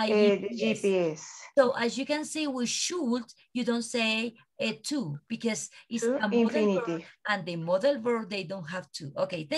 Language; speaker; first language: English; non-native, learner; Spanish